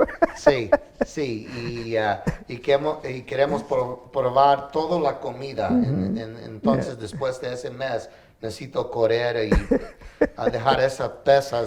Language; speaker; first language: Spanish; early bilingual, heritage; English